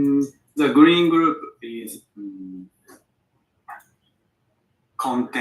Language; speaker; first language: English; non-native, learner; Japanese